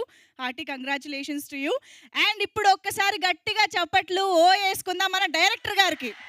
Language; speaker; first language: Telugu; native; Telugu